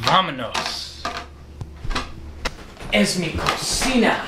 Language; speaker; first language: Spanish; non-native, learner; English